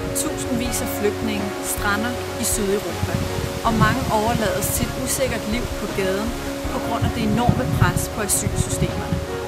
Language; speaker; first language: Danish; early bilingual, other home language; Persian